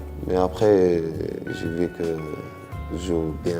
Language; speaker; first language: French; non-native, local second language; Arabic